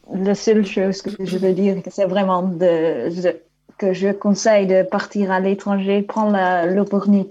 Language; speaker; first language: French; non-native, fluent; Dutch